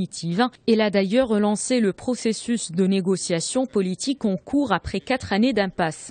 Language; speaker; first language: French; non-native, local second language; Arabic